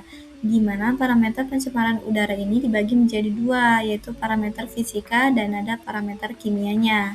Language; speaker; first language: Indonesian; native; Indonesian